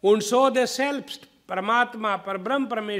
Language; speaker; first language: German; non-native, fluent; Hindi